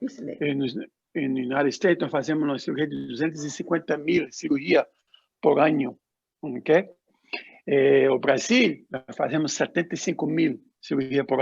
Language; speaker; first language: Spanish; non-native, learner; Portuguese